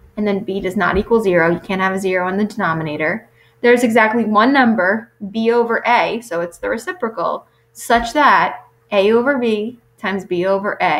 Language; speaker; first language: English; native; English